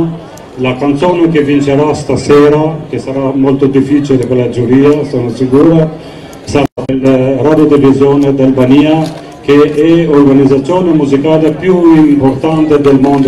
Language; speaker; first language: Italian; non-native, fluent; Albanian